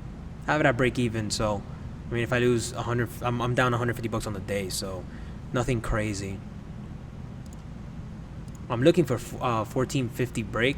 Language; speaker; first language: English; native; English